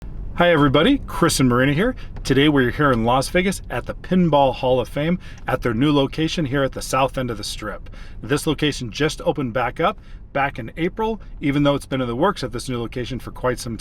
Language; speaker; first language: English; native; English